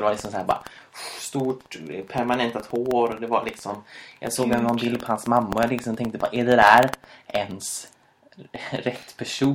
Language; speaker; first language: Swedish; native; Swedish